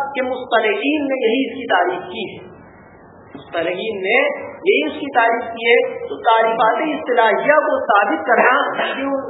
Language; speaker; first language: Urdu; native; Urdu